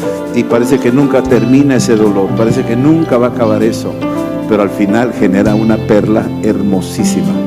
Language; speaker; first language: Spanish; native; Spanish